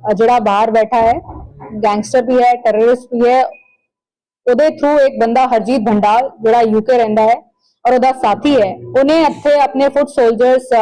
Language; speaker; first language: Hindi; non-native, local second language; Punjabi